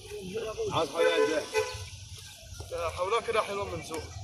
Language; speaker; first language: Arabic; native; Arabic